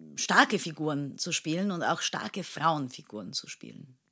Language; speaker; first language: German; non-native, fluent; Turkish